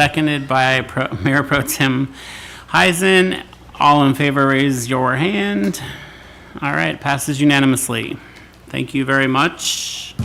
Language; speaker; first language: English; native; English